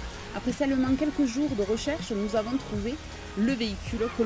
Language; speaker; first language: French; native; French